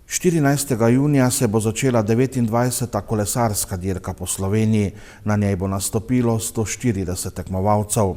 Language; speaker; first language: Slovenian; native; Slovenian